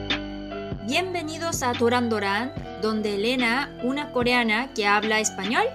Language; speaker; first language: Spanish; non-native, fluent; Korean